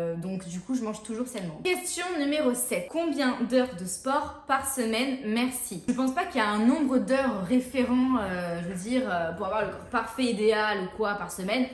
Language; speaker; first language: French; native; French